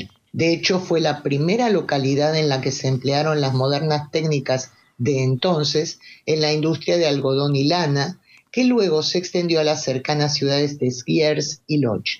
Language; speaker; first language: Spanish; native; Spanish